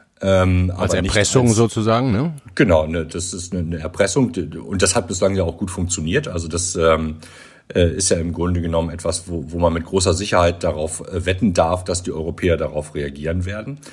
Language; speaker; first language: German; native; German